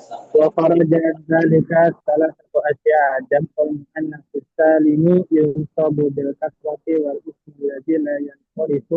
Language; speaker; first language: Arabic; non-native, learner; Indonesian